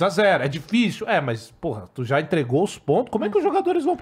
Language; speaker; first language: Portuguese; native; Portuguese